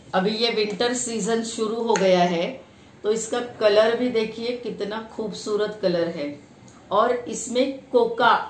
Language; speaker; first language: Hindi; non-native, local second language; Marathi